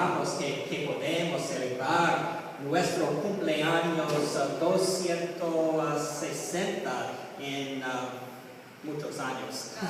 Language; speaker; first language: Spanish; non-native, learner; English